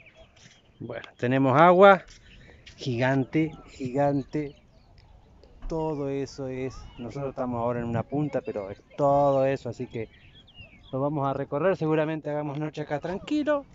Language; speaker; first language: Spanish; native; Spanish